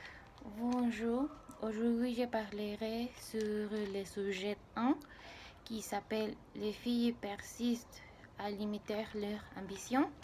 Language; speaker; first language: French; non-native, learner; Spanish